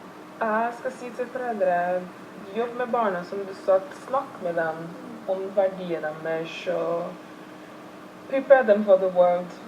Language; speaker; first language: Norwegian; early bilingual, other home language; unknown